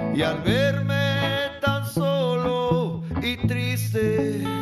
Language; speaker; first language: Spanish; native; Spanish